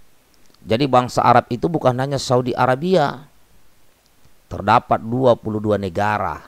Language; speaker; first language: Indonesian; native; Indonesian